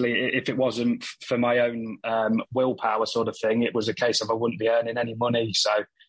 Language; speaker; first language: English; native; English